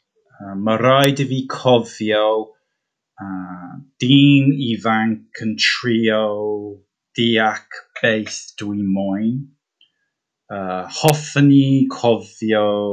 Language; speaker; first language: Welsh; non-native, learner; English